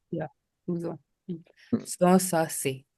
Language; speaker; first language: French; non-native, learner; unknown